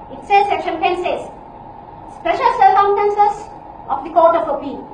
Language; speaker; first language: English; non-native, local second language; Sinhala